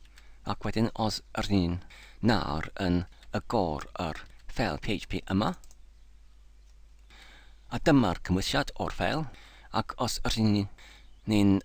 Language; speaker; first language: Welsh; non-native, learner; English